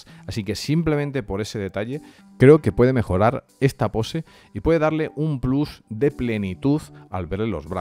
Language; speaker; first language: Spanish; native; Spanish